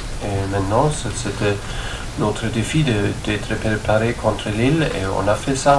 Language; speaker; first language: French; non-native, fluent; German